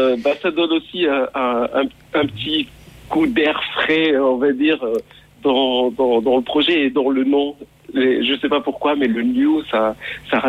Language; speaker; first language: French; non-native, local second language; Arabic